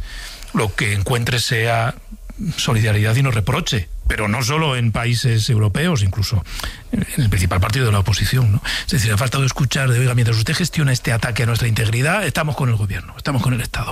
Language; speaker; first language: Spanish; native; Spanish